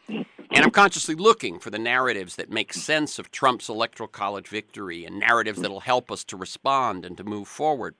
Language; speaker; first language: English; native; English